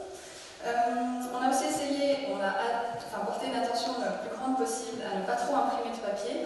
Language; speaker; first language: French; native; French